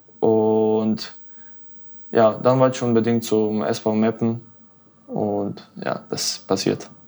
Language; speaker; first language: German; non-native, fluent; Bosnian